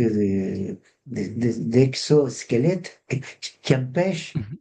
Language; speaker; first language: French; non-native, fluent; Spanish